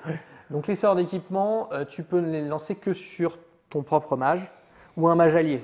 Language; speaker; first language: French; native; French